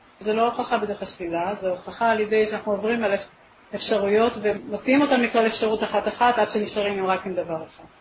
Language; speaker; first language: Hebrew; native; Hebrew